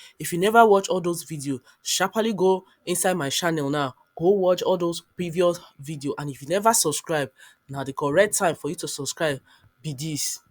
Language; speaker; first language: Nigerian Pidgin; non-native, local second language; Yoruba